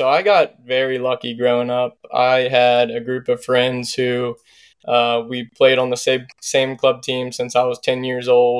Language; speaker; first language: English; native; English